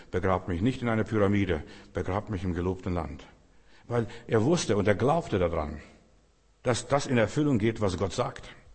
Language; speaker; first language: German; non-native, fluent; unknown